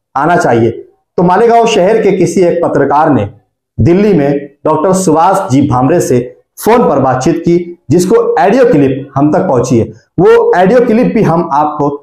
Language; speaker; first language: Hindi; non-native, local second language; Urdu